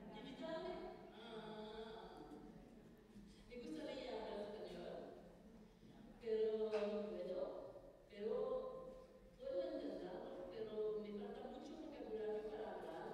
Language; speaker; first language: Spanish; non-native, learner; French